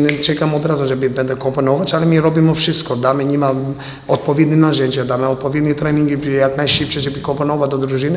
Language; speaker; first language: Polish; non-native, fluent; Albanian